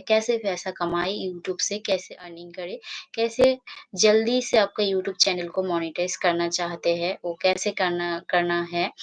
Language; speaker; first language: Hindi; non-native, local second language; Bangla